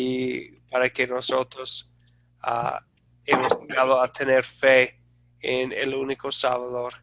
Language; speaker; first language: Spanish; non-native, fluent; English